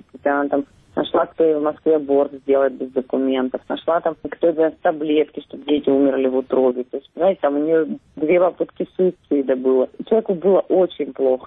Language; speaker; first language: Russian; native; Russian